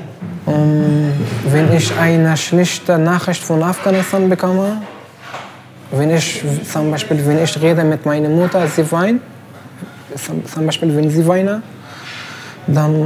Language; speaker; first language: German; non-native, learner; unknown